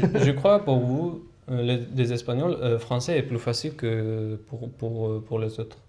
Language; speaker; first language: French; non-native, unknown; Georgian